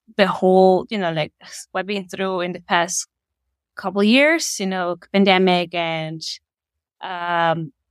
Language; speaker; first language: English; non-native, fluent; Spanish